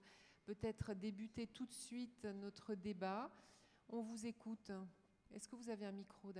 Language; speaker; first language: French; native; French